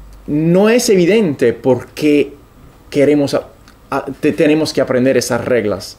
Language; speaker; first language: Spanish; non-native, fluent; Italian